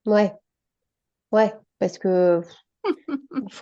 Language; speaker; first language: French; native; French